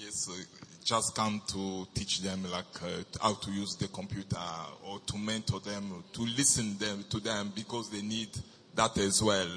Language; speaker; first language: English; non-native, fluent; French